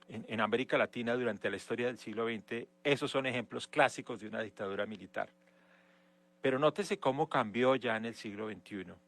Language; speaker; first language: Spanish; native; Spanish